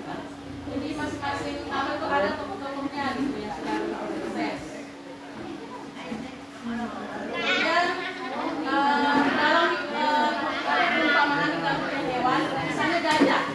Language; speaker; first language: Indonesian; native; Indonesian